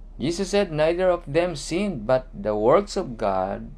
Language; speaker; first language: English; non-native, local second language; Filipino